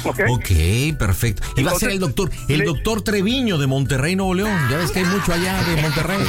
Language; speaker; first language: Spanish; native; Spanish